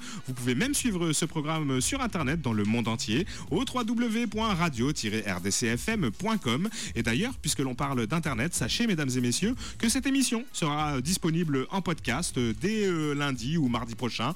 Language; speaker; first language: French; native; French